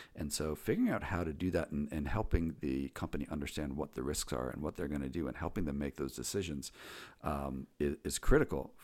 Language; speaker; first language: English; native; English